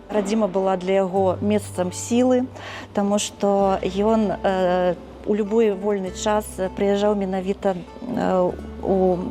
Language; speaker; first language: Belarusian; native; Belarusian